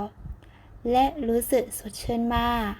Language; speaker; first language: Thai; non-native, fluent; Burmese